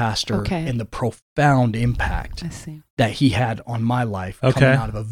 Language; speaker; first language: English; native; English